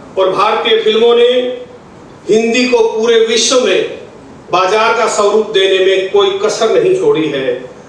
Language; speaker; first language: Hindi; native; Hindi